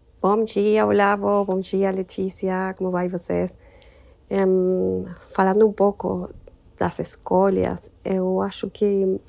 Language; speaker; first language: Portuguese; non-native, learner; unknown